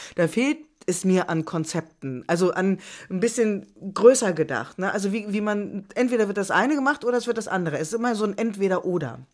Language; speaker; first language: German; native; German